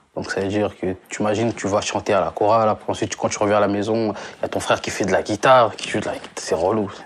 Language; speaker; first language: French; non-native, local second language; Lingala